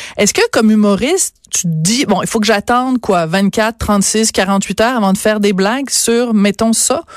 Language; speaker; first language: French; native; French